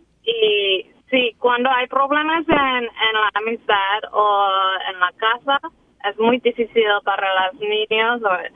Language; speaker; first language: Spanish; non-native, learner; English